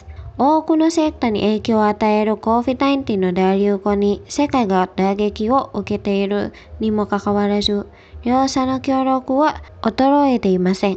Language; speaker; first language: Japanese; non-native, fluent; Indonesian